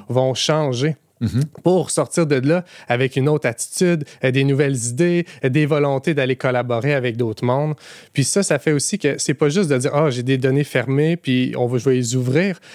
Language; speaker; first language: French; native; French